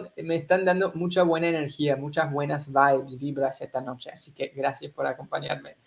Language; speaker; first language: Spanish; non-native, fluent; English